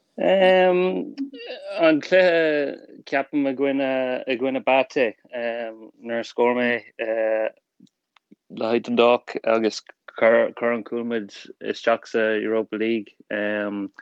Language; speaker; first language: Irish; non-native, local second language; English